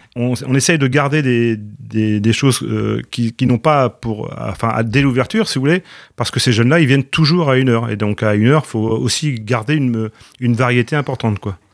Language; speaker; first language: French; native; French